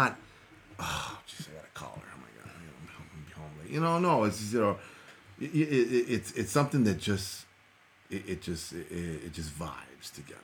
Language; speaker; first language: English; early bilingual, other home language; Spanish